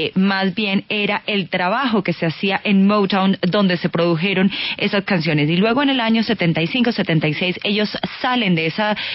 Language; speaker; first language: Spanish; native; Spanish